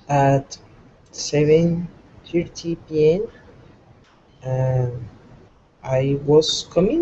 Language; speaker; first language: English; non-native, learner; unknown